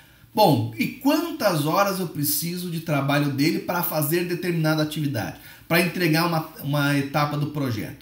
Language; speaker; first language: Portuguese; native; Portuguese